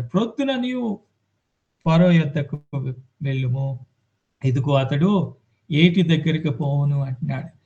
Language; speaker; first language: Telugu; native; Telugu